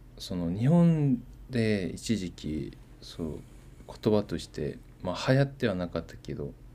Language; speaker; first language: Japanese; native; Japanese